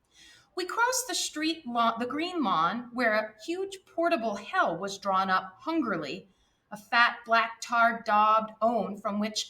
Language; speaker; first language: English; native; English